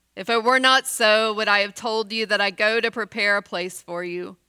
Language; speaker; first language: English; native; English